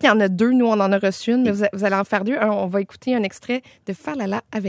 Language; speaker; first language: French; native; French